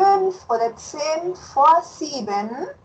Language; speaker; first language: German; non-native, fluent; Spanish